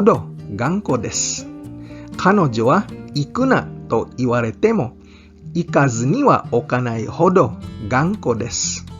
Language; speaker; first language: Japanese; non-native, fluent; Filipino